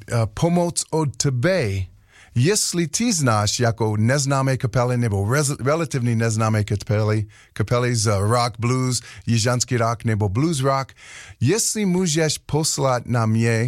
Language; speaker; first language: Czech; non-native, learner; English